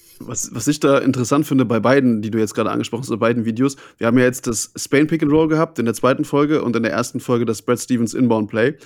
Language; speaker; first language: German; native; German